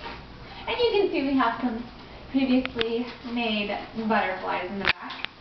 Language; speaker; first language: English; native; English